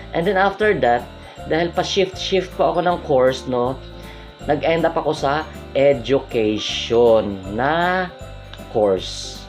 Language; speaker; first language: Filipino; non-native, local second language; Hiligaynon